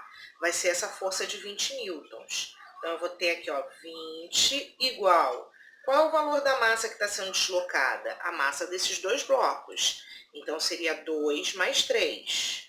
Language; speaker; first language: Portuguese; native; Portuguese